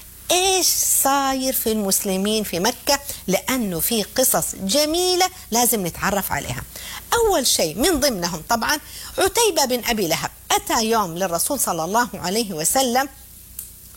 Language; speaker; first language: Arabic; native; Arabic